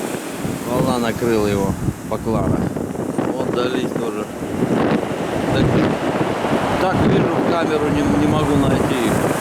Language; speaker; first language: Russian; native; Russian